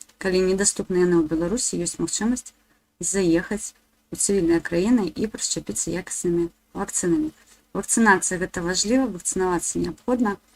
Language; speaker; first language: Belarusian; native; Belarusian